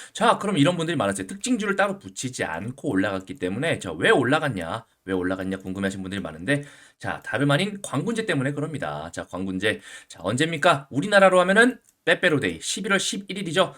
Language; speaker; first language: Korean; native; Korean